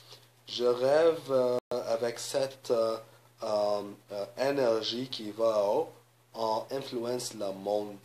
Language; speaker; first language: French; non-native, learner; English